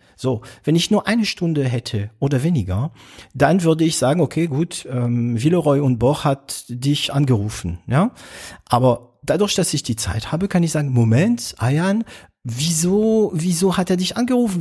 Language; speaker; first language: German; non-native, fluent; French